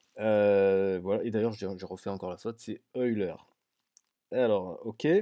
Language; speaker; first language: French; native; French